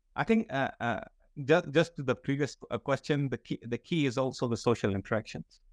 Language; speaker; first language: English; non-native, local second language; Kashmiri